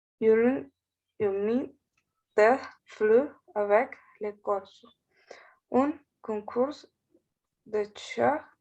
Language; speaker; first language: French; non-native, learner; Spanish